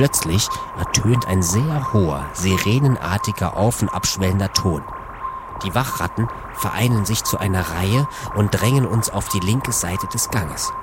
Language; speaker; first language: German; native; German